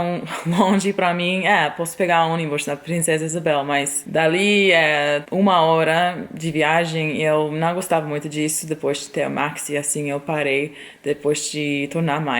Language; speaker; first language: Portuguese; non-native, fluent; English